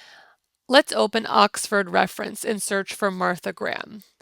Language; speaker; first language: English; native; English